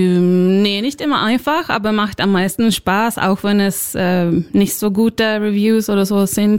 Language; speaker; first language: German; non-native, fluent; Swedish